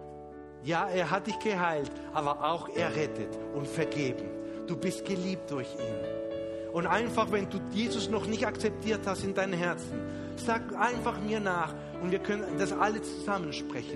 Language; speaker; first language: German; non-native, fluent; Spanish